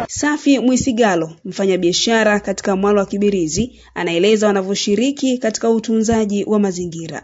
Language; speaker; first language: Swahili; native; Swahili